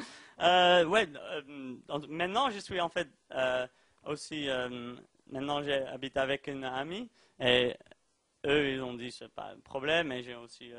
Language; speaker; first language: French; non-native, learner; Dutch